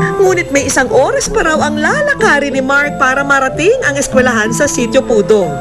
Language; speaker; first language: Filipino; native; Filipino